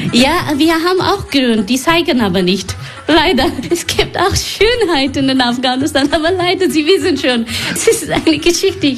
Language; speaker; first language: German; non-native, learner; Persian